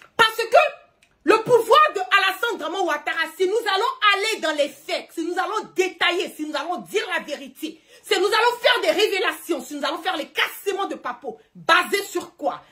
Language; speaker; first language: French; early bilingual, heritage; French